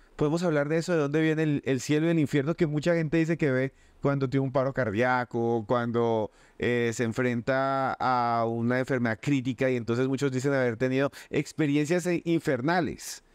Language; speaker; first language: Spanish; native; Spanish